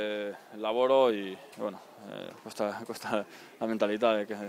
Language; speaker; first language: Italian; non-native, learner; Spanish